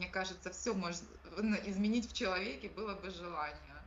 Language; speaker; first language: Russian; non-native, local second language; Ukrainian